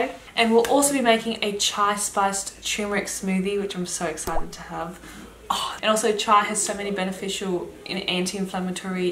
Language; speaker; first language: English; native; English